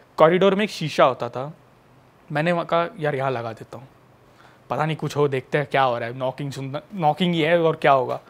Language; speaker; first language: Hindi; native; Hindi